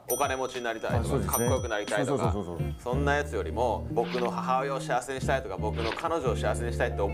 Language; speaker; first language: Japanese; native; Japanese